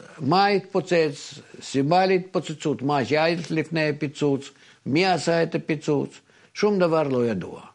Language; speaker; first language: Hebrew; non-native, fluent; Russian